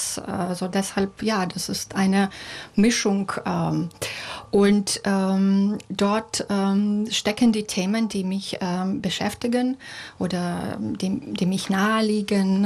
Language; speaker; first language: German; non-native, fluent; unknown